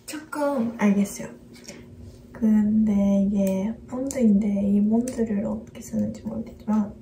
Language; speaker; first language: Korean; non-native, fluent; Japanese